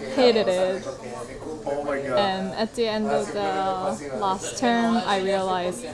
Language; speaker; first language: English; non-native, fluent; Korean